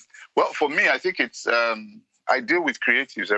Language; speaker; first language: English; non-native, local second language; Yoruba